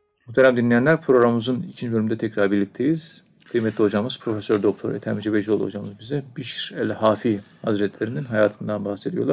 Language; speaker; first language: Turkish; native; Turkish